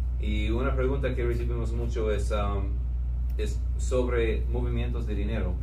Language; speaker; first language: Spanish; non-native, fluent; English